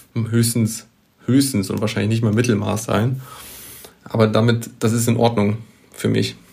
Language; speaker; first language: German; native; German